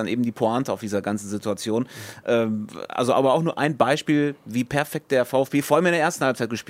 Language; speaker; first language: German; native; German